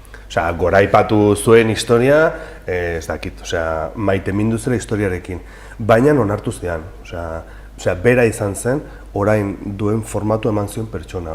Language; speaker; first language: Basque; non-native, local second language; Spanish